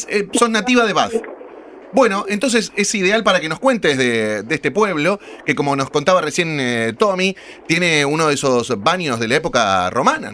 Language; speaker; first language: Spanish; native; Spanish